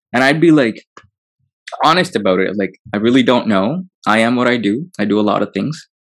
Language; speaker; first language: English; non-native, local second language; Telugu